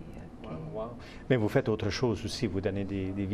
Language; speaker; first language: French; native; French